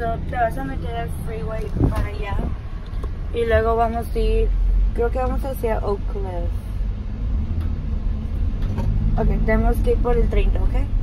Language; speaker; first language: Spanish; early bilingual, other home language; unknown